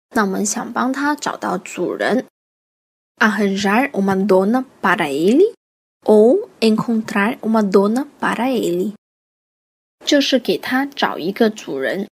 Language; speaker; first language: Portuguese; non-native, fluent; Chinese